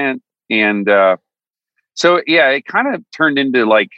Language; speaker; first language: English; native; English